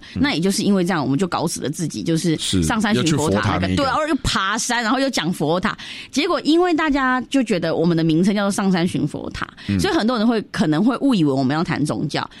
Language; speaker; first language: Chinese; early bilingual, other home language; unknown